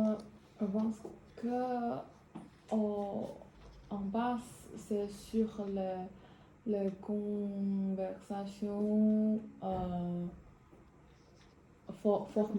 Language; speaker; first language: French; non-native, learner; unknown